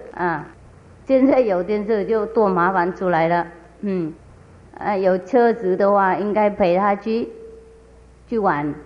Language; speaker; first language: Chinese; non-native, fluent; Vietnamese